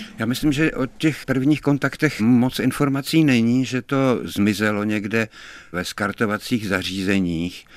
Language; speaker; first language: Czech; native; Czech